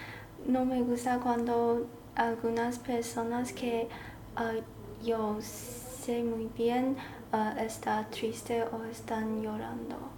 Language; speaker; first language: Spanish; non-native, learner; Chinese